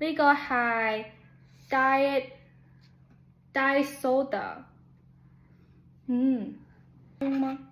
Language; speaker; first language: Cantonese; early bilingual, heritage; Cantonese